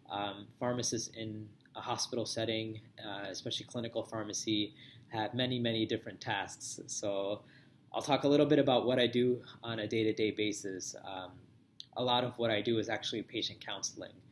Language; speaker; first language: English; native; English